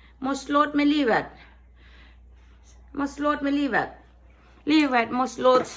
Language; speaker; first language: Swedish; non-native, learner; Thai